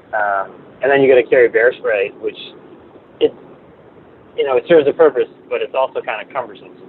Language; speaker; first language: English; native; English